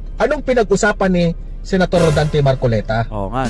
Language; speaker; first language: Filipino; native; Filipino